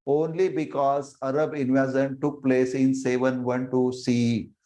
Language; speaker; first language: English; non-native, local second language; Marathi